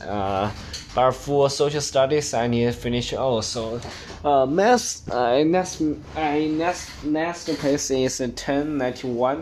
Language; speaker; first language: English; non-native, learner; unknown